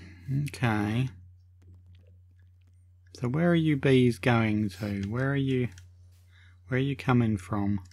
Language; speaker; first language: English; native; English